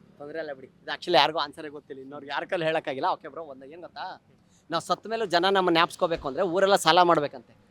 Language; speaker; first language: Kannada; native; Kannada